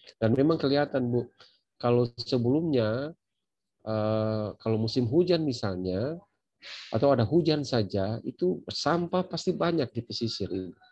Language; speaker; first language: Indonesian; native; Indonesian